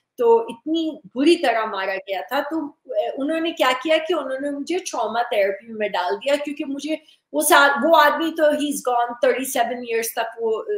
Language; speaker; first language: Urdu; early bilingual, heritage; Hindi